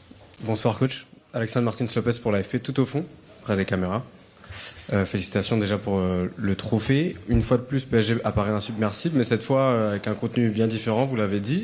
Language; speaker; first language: French; native; French